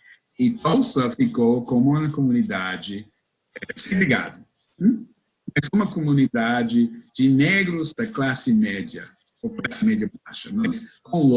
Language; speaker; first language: Portuguese; non-native, fluent; English